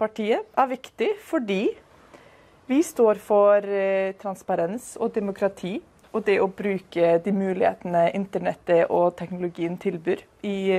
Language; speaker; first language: Norwegian; non-native, fluent; Icelandic